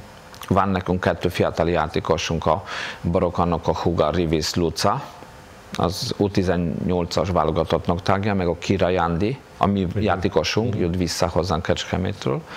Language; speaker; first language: Hungarian; non-native, fluent; Polish